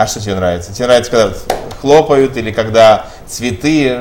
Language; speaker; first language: Russian; native; Russian